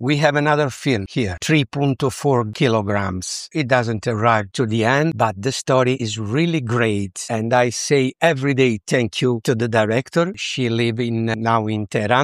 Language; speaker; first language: English; non-native, learner; Italian